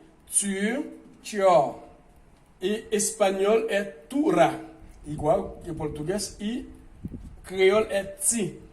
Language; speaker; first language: Portuguese; non-native, fluent; Haitian Creole